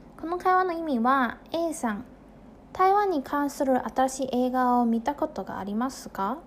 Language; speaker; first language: Japanese; non-native, fluent; Chinese